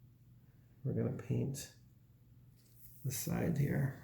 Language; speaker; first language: English; native; English